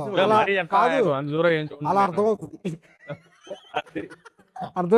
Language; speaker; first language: Telugu; native; Telugu